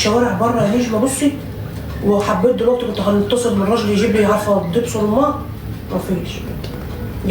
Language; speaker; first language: Arabic; native; Arabic